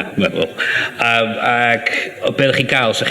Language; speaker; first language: Welsh; native; Welsh